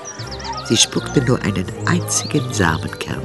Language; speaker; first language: German; native; German